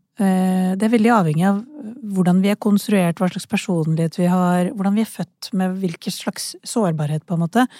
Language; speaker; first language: Norwegian; early bilingual, other home language; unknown